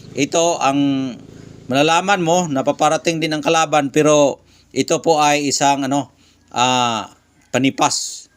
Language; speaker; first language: Filipino; non-native, local second language; Cebuano